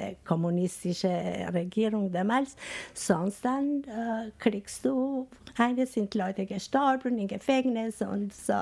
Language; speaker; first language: German; non-native, fluent; Albanian